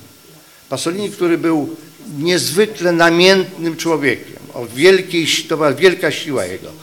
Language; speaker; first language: Polish; native; Polish